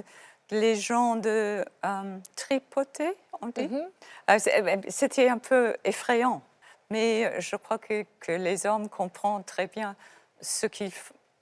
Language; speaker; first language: French; non-native, fluent; English